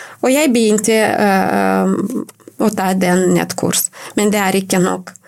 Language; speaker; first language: Norwegian; non-native, learner; Romanian